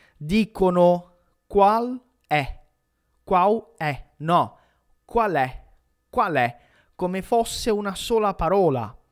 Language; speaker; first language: Italian; non-native, fluent; Portuguese